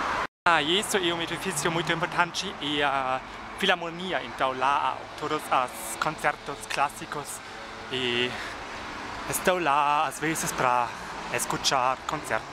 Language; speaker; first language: Portuguese; non-native, fluent; German